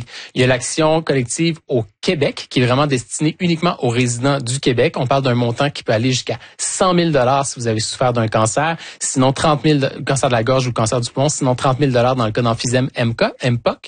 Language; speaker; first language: French; native; French